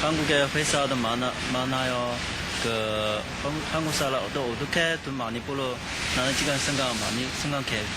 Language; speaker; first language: Korean; non-native, learner; Chinese